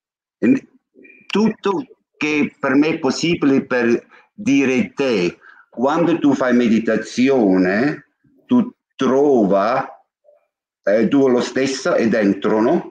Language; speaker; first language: Italian; non-native, learner; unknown